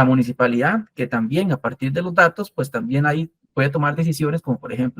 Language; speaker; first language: Spanish; native; Spanish